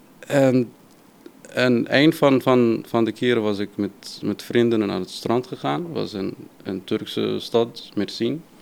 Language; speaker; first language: Dutch; non-native, fluent; Arabic